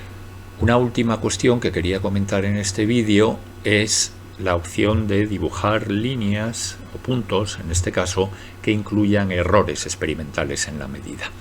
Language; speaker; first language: Spanish; native; Spanish